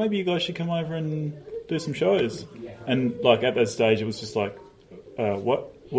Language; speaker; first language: English; native; English